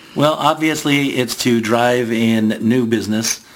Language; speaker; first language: English; native; English